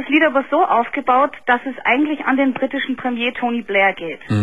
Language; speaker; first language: German; native; German